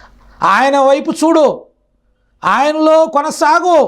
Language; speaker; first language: Telugu; native; Telugu